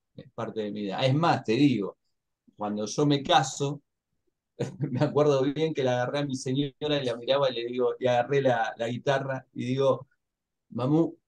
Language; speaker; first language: Spanish; native; Spanish